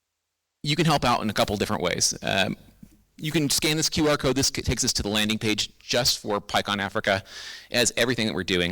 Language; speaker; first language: English; native; English